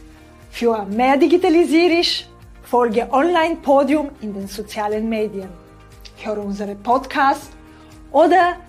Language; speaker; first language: German; non-native, fluent; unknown